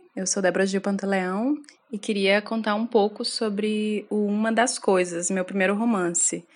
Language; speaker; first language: Portuguese; native; Portuguese